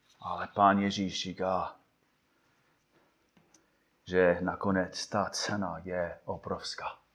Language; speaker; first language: Czech; non-native, fluent; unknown